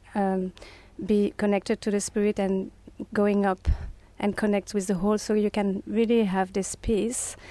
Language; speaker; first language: English; non-native, fluent; French